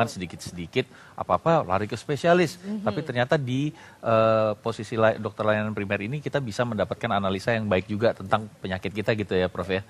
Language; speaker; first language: Indonesian; native; Indonesian